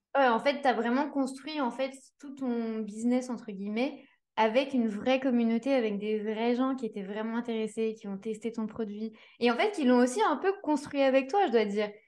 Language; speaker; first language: French; native; French